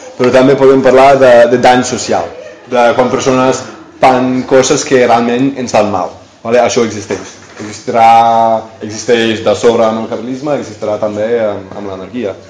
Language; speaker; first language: Catalan; non-native, fluent; English